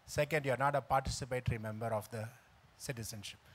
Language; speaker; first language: English; non-native, local second language; Tamil